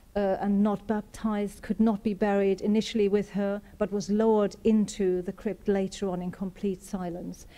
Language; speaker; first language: English; non-native, fluent; German